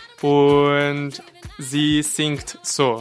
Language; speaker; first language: German; non-native, fluent; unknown